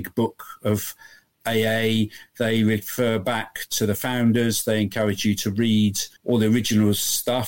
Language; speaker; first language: English; native; English